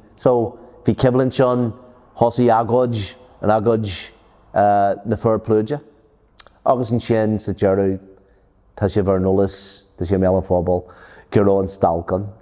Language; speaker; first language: Irish; non-native, local second language; English